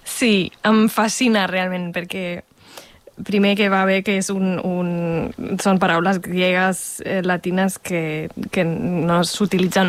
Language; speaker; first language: Catalan; non-native, fluent; Spanish